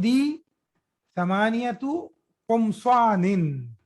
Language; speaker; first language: Arabic; non-native, fluent; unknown